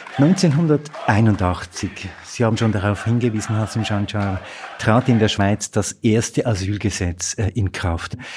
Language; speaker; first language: German; native; German